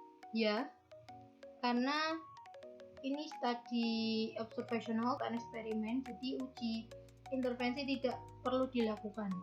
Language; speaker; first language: Indonesian; native; Indonesian